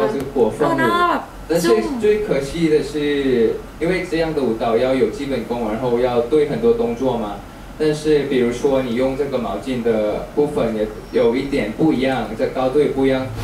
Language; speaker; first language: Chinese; non-native, learner; Thai